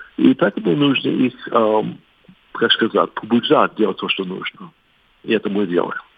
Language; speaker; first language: Russian; non-native, fluent; English